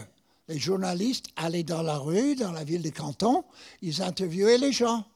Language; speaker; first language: French; non-native, fluent; English